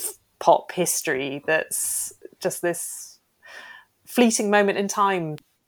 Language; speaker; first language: English; native; English